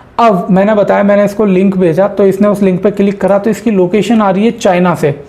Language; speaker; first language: Hindi; native; Hindi